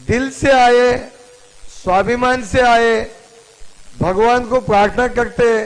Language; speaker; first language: Hindi; non-native, local second language; Kannada